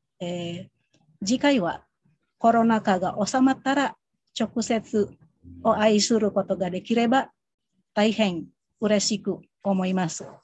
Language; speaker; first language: Japanese; non-native, fluent; Indonesian